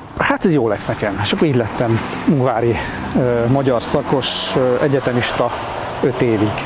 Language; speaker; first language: Hungarian; native; Hungarian